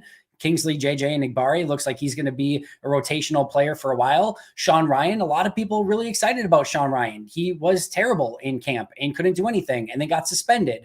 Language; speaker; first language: English; native; English